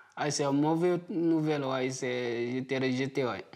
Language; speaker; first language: French; non-native, learner; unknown